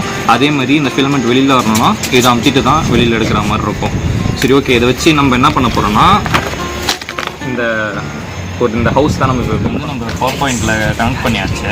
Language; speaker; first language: Tamil; native; Tamil